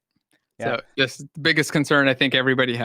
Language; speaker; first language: English; native; English